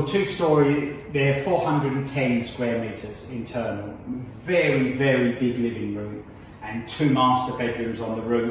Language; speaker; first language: English; native; English